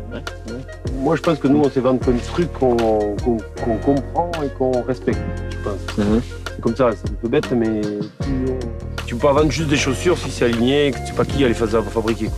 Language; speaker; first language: French; native; French